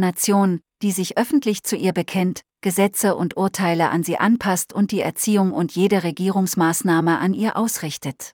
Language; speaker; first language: German; native; German